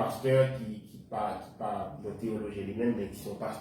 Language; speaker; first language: Haitian Creole; native; Haitian Creole